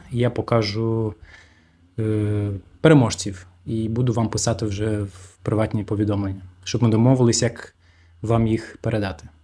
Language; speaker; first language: Ukrainian; native; Ukrainian